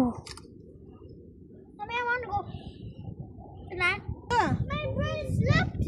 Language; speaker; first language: English; early bilingual, other home language; Nepali